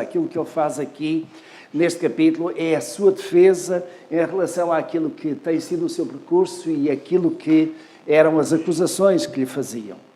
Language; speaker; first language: Portuguese; native; Portuguese